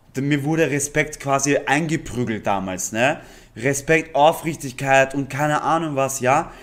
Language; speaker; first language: German; native; German